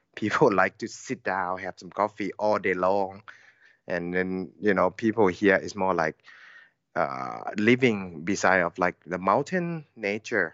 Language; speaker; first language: English; non-native, learner; Thai